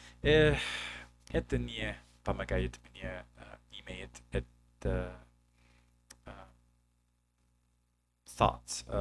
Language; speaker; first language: Russian; non-native, learner; English